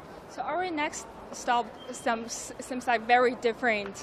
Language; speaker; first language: English; non-native, fluent; Chinese